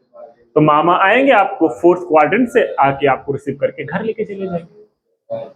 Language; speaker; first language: Hindi; native; Hindi